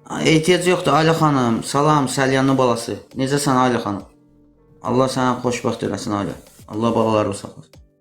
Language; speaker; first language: Azerbaijani; non-native, local second language; Talysh